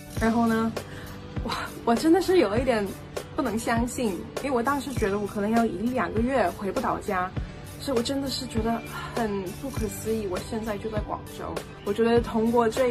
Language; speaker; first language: Chinese; early bilingual, other home language; English